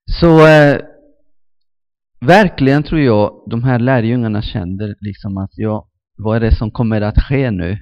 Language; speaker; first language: Swedish; non-native, fluent; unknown